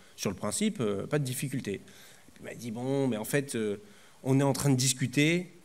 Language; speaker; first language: French; native; French